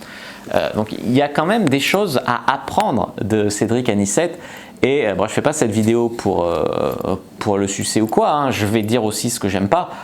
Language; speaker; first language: French; native; French